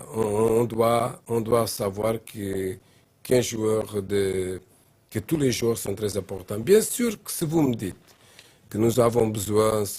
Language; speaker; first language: French; non-native, learner; Portuguese